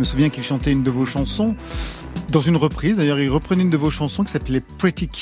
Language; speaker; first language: French; native; French